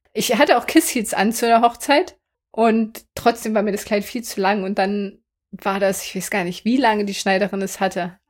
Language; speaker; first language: German; native; German